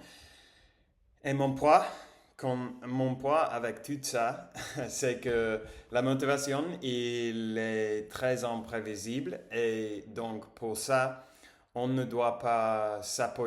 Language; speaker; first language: French; non-native, learner; English